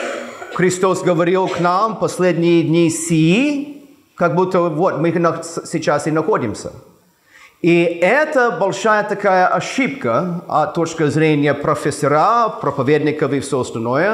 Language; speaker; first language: Russian; non-native, fluent; English